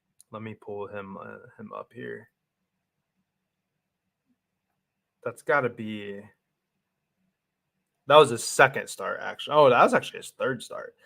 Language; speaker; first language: English; native; English